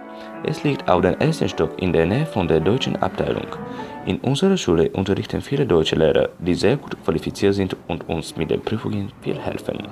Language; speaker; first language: German; non-native, learner; Bulgarian